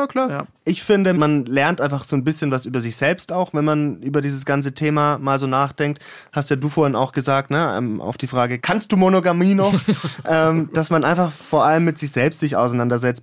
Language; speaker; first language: German; native; German